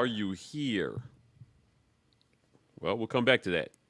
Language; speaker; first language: English; native; English